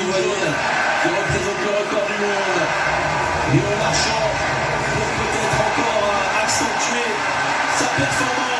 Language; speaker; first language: French; native; French